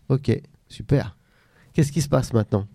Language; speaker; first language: French; native; French